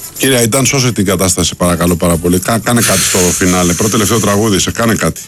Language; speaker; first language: Greek; native; Greek